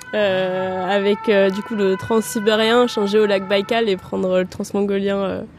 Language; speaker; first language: French; early bilingual, heritage; German